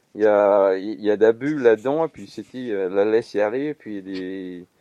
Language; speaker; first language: French; non-native, fluent; English